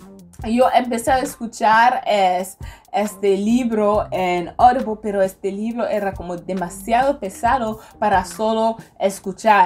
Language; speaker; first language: Spanish; non-native, fluent; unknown